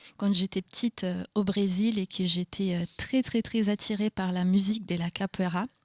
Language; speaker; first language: French; non-native, fluent; Portuguese